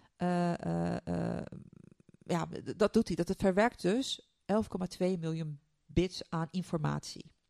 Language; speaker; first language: Dutch; non-native, fluent; Turkish